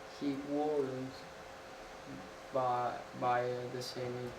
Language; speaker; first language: English; non-native, learner; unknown